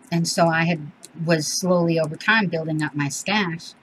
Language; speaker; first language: English; native; English